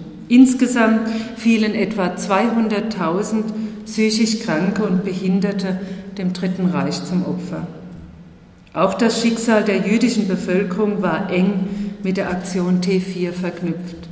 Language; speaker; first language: German; native; German